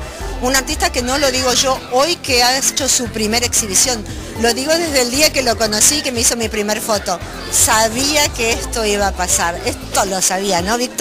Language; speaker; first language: Spanish; native; Spanish